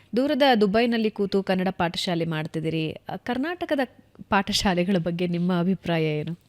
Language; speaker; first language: Kannada; native; Kannada